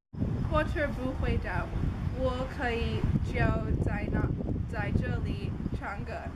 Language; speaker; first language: Chinese; non-native, learner; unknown